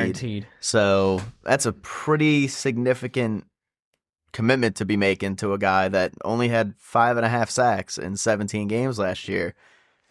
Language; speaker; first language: English; native; English